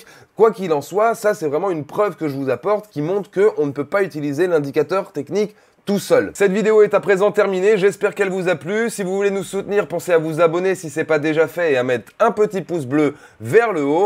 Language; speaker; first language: French; native; French